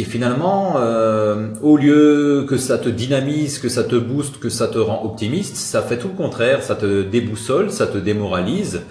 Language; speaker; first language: French; native; French